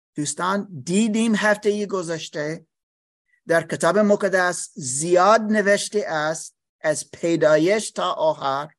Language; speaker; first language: Persian; non-native, learner; English